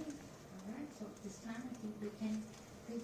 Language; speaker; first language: English; native; English